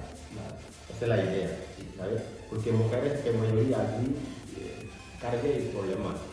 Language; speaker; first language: Spanish; non-native, learner; Fula